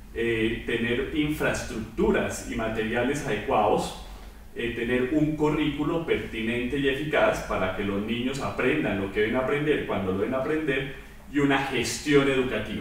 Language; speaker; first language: Spanish; native; Spanish